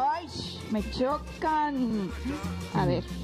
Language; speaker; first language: Spanish; native; Spanish